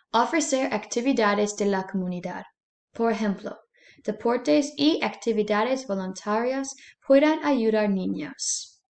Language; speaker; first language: Spanish; non-native, learner; English